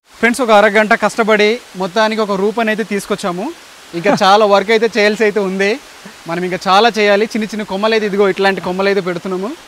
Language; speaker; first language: Telugu; non-native, local second language; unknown